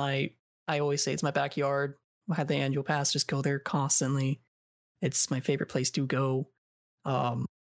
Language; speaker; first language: English; native; English